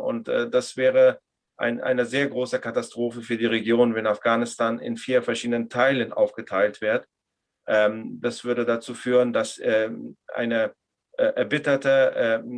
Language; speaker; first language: German; non-native, fluent; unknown